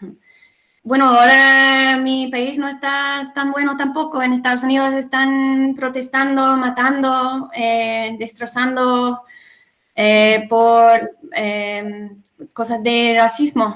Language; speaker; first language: Spanish; non-native, learner; English